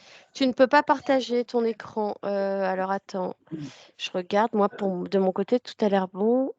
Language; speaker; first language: French; native; French